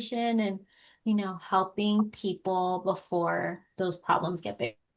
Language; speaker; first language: English; native; English